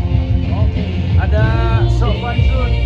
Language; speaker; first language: Indonesian; non-native, learner; English